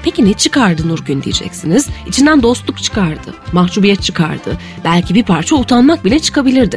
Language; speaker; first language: Turkish; native; Turkish